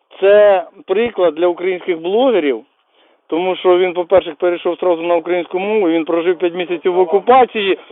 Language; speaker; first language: Ukrainian; native; Ukrainian